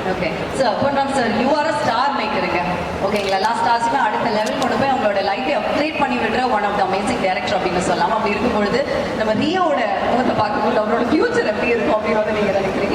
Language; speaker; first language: Tamil; native; Tamil